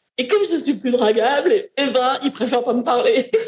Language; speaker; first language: French; native; French